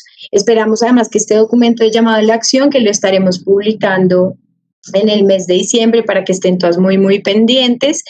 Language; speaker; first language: Spanish; native; Spanish